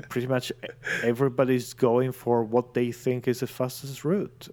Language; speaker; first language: English; non-native, fluent; Italian